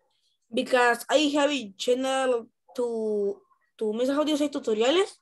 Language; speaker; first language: English; non-native, learner; Spanish